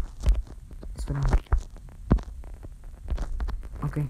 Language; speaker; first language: Spanish; early bilingual, heritage; Spanish